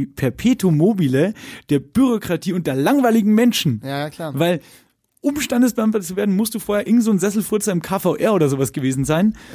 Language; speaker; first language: German; native; German